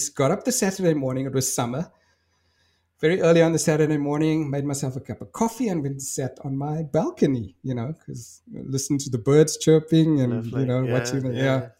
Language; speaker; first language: English; native; English